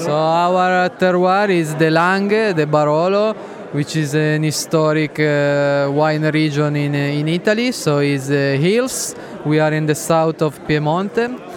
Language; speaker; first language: English; non-native, fluent; Italian